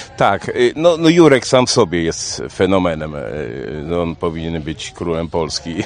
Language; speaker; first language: Polish; native; Polish